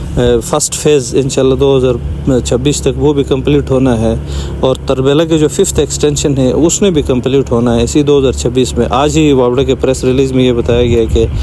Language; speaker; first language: Urdu; non-native, local second language; Shina